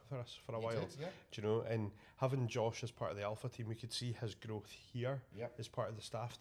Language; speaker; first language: English; native; English